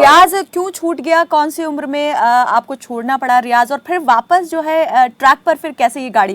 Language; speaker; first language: Hindi; native; Hindi